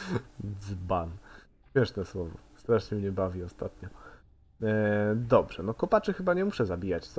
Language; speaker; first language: Polish; native; Polish